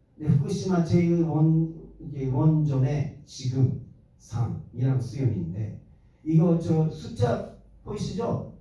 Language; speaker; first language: Korean; non-native, fluent; Japanese